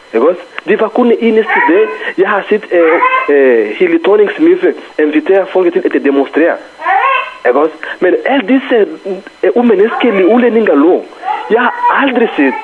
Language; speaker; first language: Danish; non-native, fluent; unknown